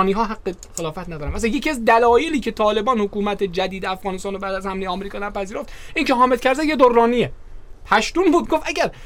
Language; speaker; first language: Persian; native; Persian